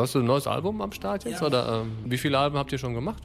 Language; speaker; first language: German; native; German